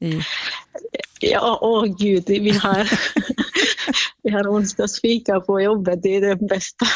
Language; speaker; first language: Swedish; non-native, fluent; Central Kurdish